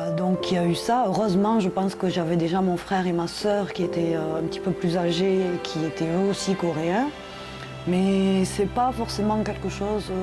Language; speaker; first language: French; native; French